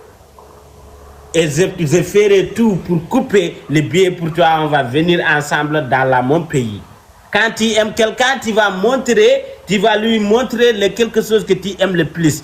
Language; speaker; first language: French; non-native, local second language; Fula